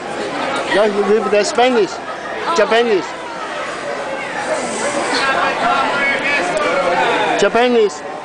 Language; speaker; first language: English; non-native, learner; Cantonese